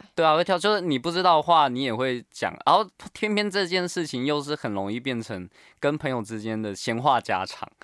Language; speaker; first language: Chinese; native; Chinese